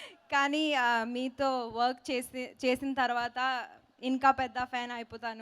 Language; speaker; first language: Telugu; non-native, learner; Hindi